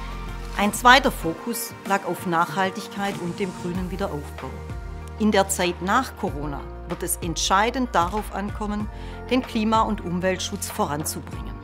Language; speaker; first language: German; native; German